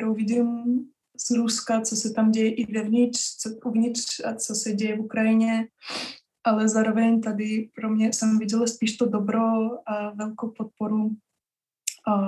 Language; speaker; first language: Czech; non-native, fluent; Russian